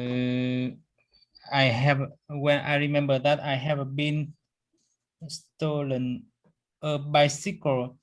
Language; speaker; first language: English; non-native, learner; Vietnamese